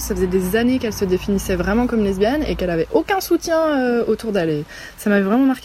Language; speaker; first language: French; native; French